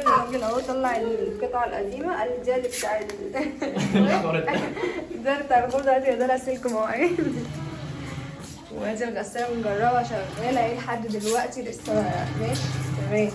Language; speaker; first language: Arabic; native; Arabic